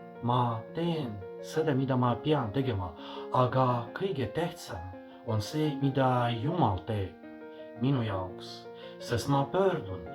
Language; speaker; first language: Estonian; non-native, fluent; Russian